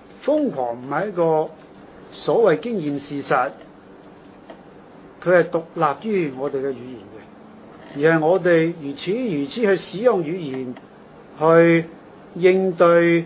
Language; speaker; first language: Chinese; non-native, local second language; Cantonese